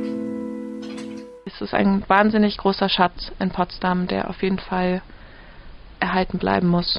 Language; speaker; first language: German; native; German